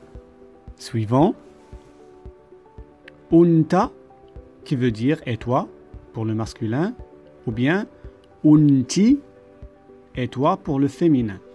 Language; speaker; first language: French; non-native, local second language; Arabic